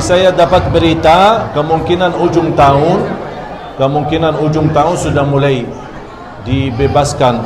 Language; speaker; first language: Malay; non-native, fluent; Arabic